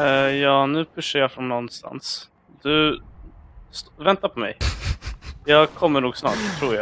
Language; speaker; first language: Swedish; native; Swedish